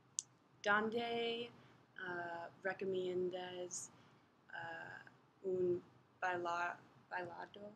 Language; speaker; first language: Spanish; non-native, learner; English